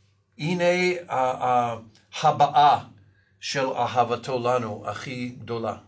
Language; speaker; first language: Hebrew; non-native, fluent; English